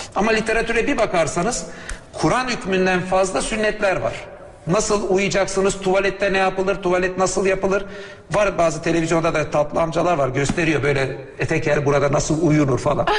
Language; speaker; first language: Turkish; native; Turkish